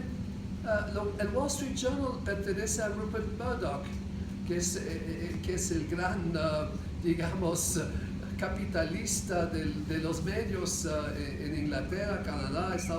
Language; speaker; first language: Spanish; non-native, fluent; English